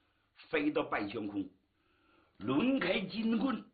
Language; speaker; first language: Chinese; native; Chinese